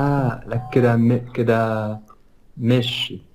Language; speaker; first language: Arabic; non-native, learner; English